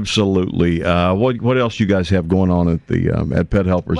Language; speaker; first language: English; native; English